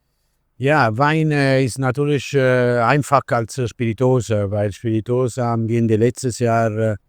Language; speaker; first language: German; non-native, fluent; Italian